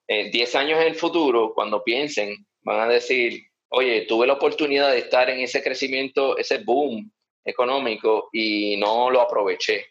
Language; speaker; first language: Spanish; early bilingual, heritage; Spanish